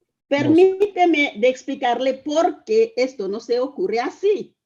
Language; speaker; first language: Spanish; non-native, fluent; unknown